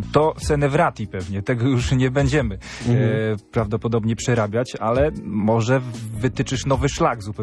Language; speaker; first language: Polish; native; Polish